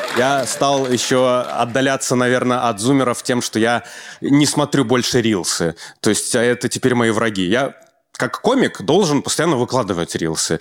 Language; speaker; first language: Russian; native; Russian